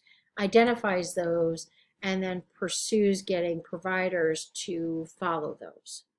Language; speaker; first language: English; native; English